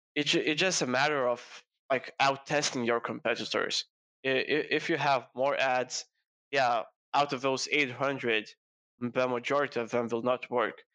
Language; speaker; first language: English; non-native, fluent; Lithuanian